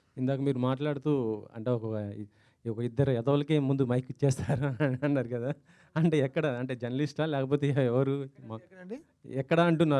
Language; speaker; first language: Telugu; native; Telugu